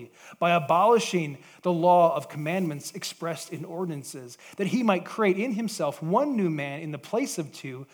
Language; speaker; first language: English; native; English